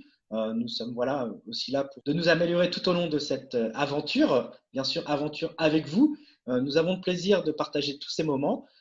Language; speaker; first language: French; native; French